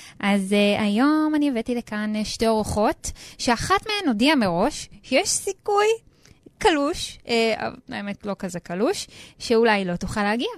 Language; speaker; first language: Hebrew; native; Hebrew